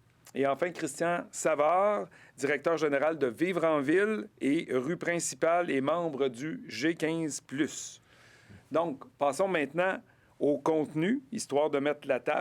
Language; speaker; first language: French; native; French